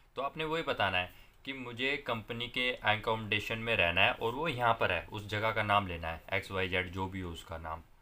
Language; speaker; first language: Hindi; non-native, local second language; Punjabi